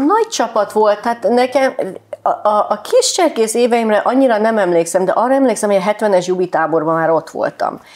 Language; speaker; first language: Hungarian; early bilingual, heritage; Hungarian